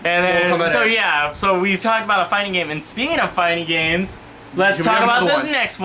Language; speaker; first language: English; native; English